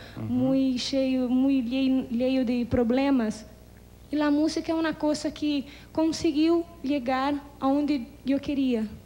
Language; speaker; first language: Spanish; non-native, learner; Portuguese